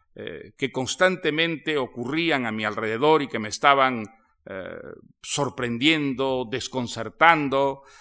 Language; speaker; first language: Spanish; native; Spanish